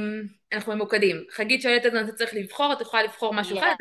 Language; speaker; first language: Hebrew; native; Hebrew